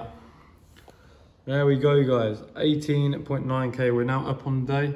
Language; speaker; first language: English; native; English